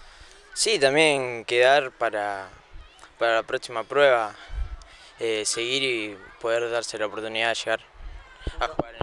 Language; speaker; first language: Spanish; native; Spanish